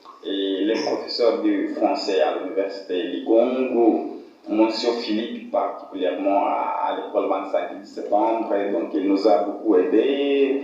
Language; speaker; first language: French; non-native, fluent; Portuguese